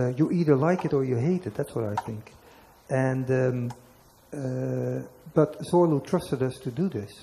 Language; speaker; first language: English; non-native, fluent; Dutch